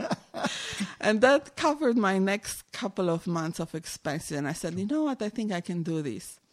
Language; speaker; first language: English; non-native, fluent; Romanian